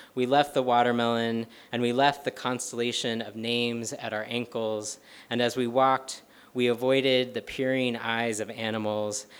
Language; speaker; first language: English; native; English